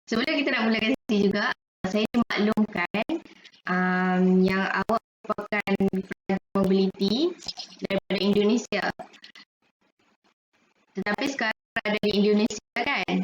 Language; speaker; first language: Malay; native; Malay